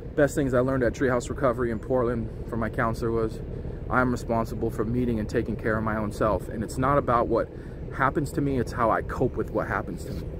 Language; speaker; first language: English; native; English